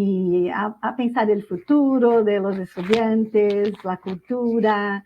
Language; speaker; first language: Spanish; non-native, fluent; Portuguese